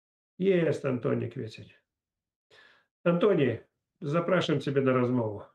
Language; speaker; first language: Polish; non-native, fluent; Russian